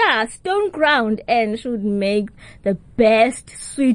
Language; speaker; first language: English; non-native, local second language; Xhosa